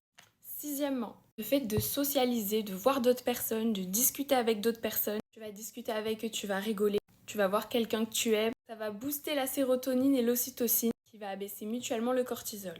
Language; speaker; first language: French; native; French